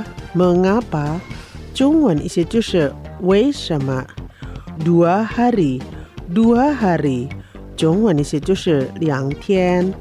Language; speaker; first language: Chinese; non-native, fluent; Indonesian